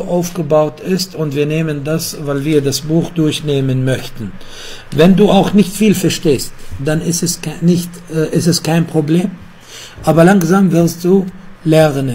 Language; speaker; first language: German; non-native, fluent; Arabic